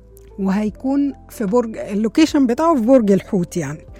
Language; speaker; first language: Arabic; native; Arabic